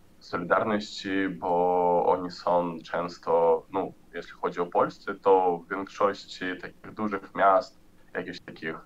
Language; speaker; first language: Polish; non-native, learner; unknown